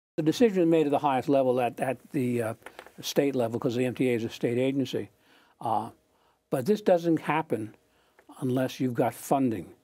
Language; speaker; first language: English; native; English